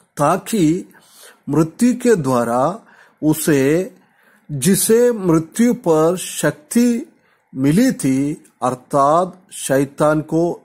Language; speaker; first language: Hindi; non-native, local second language; Malayalam